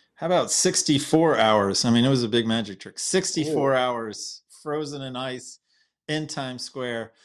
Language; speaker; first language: English; native; English